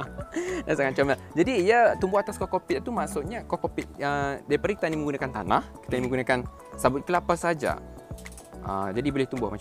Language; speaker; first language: Malay; native; Malay